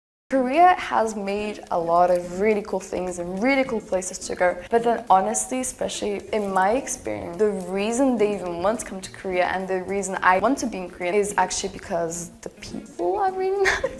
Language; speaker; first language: English; native; English